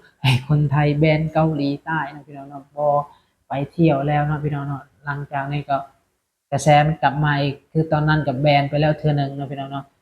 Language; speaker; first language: Thai; non-native, local second language; Lao